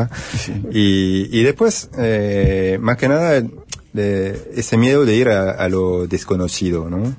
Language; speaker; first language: Spanish; non-native, fluent; French